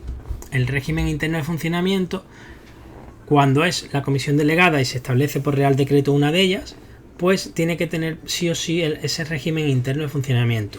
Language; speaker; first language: Spanish; native; Spanish